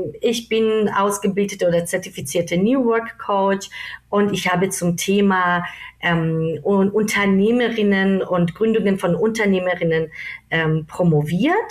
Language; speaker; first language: German; non-native, fluent; Georgian